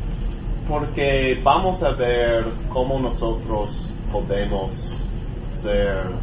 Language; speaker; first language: Spanish; non-native, learner; English